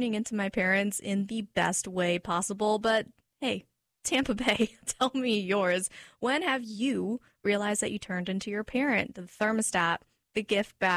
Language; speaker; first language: English; native; English